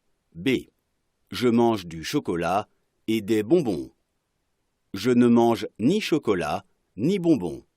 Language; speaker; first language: French; non-native, fluent; Arabic